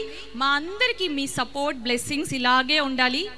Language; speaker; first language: Telugu; native; Telugu